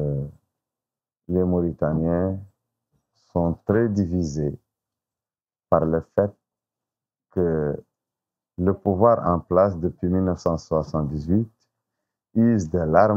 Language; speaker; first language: French; non-native, local second language; Arabic